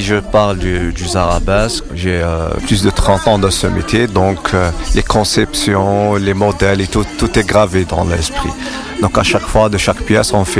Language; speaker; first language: French; non-native, local second language; Arabic